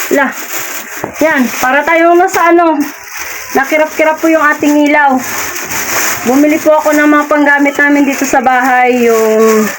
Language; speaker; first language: Filipino; non-native, local second language; Cebuano